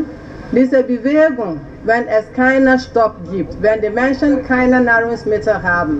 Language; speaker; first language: German; non-native, learner; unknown